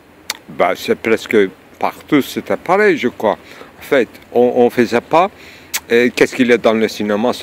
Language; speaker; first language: French; non-native, fluent; Turkish